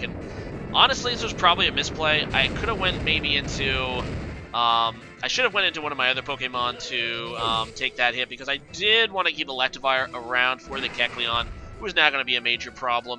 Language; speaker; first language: English; native; English